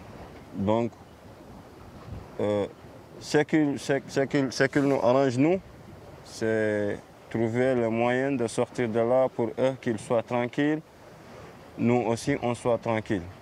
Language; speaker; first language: French; non-native, fluent; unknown